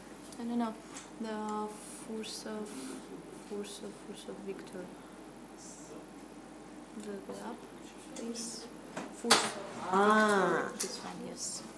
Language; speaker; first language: English; non-native, learner; Russian